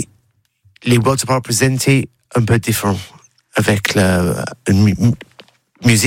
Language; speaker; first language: French; non-native, learner; English